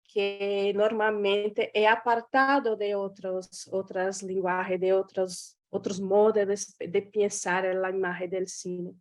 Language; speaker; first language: Spanish; non-native, fluent; Guarani